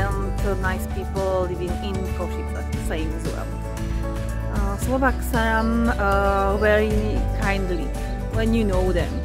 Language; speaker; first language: English; non-native, learner; Slovak